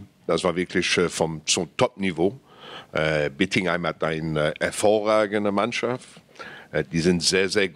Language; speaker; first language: German; non-native, fluent; English